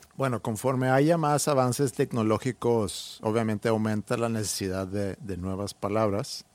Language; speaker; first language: Spanish; non-native, fluent; Swedish